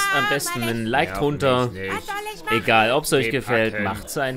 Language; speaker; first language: German; native; German